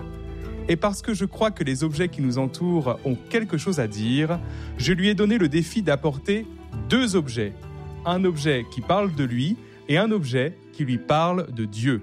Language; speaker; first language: French; native; French